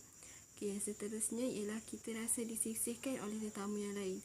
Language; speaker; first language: Malay; native; Malay